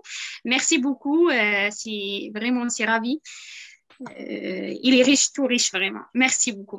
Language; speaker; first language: French; non-native, learner; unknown